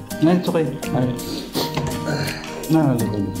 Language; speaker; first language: English; non-native, learner; Filipino